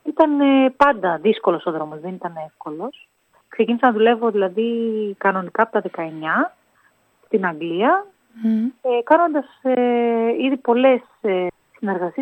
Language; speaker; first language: Greek; native; Greek